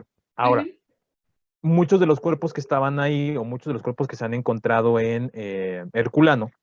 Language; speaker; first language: Spanish; native; Spanish